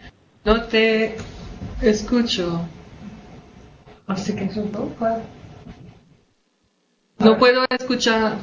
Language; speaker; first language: Spanish; non-native, fluent; French